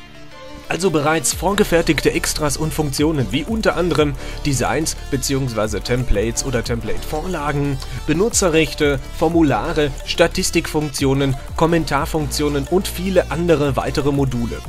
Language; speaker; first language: German; native; German